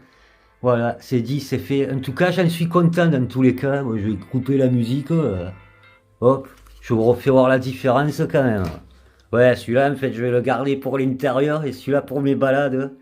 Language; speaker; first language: French; native; French